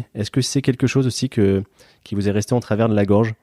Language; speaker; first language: French; native; French